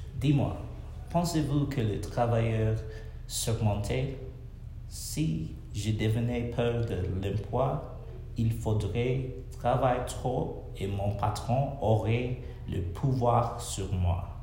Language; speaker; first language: French; non-native, learner; English